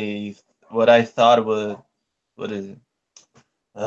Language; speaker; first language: English; non-native, learner; Portuguese